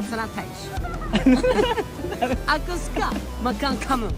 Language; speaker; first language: Indonesian; non-native, learner; Japanese